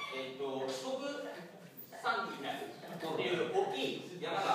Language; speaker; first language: Japanese; native; Japanese